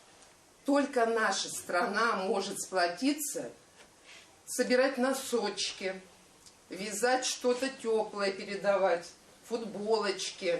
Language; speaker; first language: Russian; native; Russian